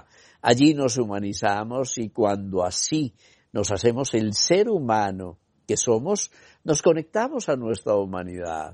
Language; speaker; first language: Spanish; native; Spanish